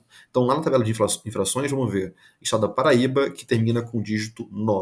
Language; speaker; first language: Portuguese; native; Portuguese